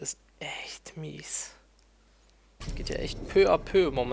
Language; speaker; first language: German; native; German